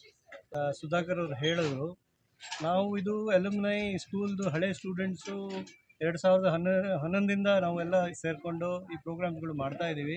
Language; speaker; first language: Kannada; non-native, local second language; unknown